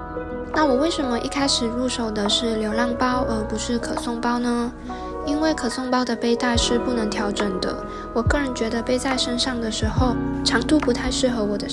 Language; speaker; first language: Chinese; native; Chinese